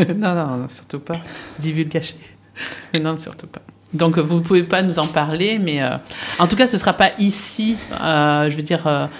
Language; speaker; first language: French; native; French